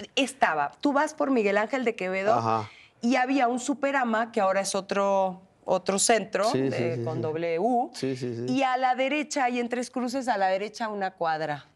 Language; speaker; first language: Spanish; native; Spanish